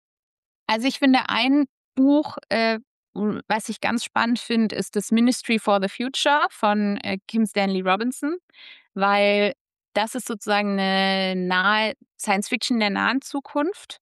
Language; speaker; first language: German; native; German